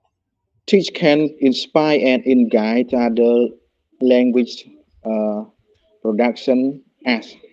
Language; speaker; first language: English; non-native, learner; Khmer